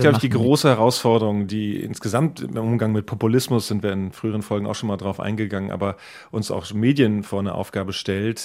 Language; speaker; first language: German; native; German